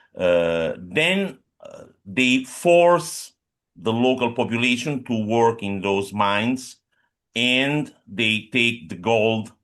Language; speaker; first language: English; non-native, fluent; Italian